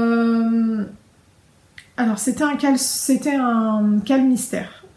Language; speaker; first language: French; native; French